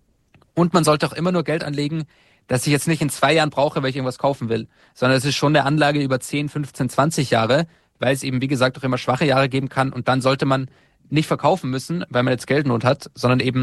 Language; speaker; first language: German; native; German